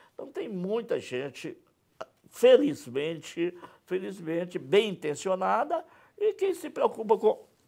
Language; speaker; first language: Portuguese; native; Portuguese